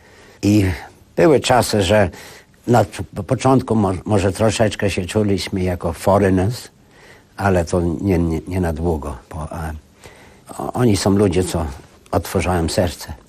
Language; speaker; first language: Polish; early bilingual, heritage; Polish